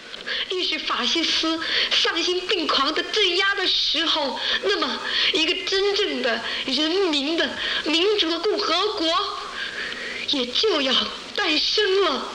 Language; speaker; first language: Chinese; native; Chinese